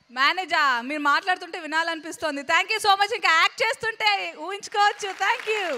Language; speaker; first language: Telugu; native; Telugu